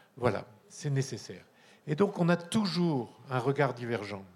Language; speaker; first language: French; native; French